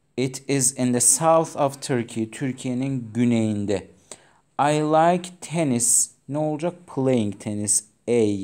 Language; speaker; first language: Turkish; non-native, fluent; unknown